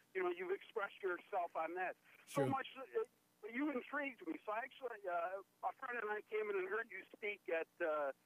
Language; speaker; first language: English; native; English